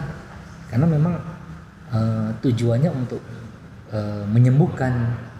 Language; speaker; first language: Indonesian; non-native, local second language; Banjar